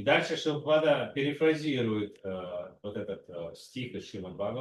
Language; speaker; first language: Russian; native; Russian